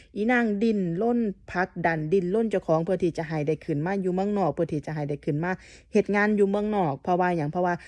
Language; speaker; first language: Thai; native; Thai